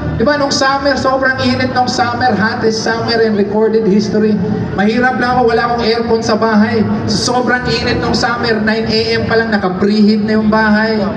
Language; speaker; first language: Filipino; non-native, local second language; Cebuano